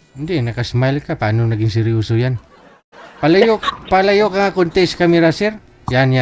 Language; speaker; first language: Filipino; native; Filipino